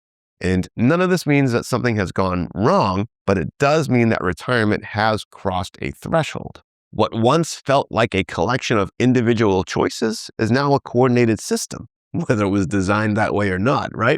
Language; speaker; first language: English; native; English